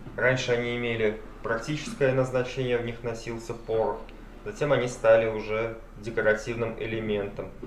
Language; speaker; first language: Russian; native; Russian